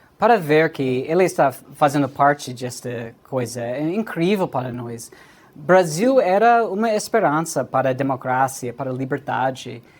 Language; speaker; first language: Portuguese; non-native, fluent; English